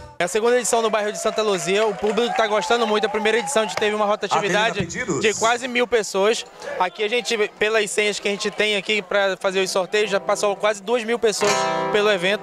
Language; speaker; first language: Portuguese; native; Portuguese